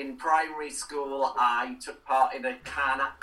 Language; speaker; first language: English; non-native, local second language; Welsh